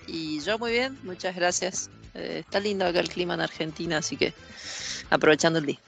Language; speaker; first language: Spanish; native; Spanish